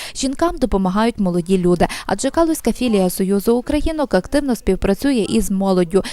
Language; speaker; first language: Ukrainian; native; Ukrainian